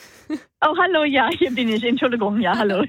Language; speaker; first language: German; non-native, learner; English